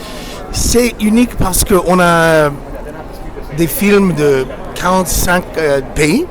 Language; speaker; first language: French; non-native, fluent; English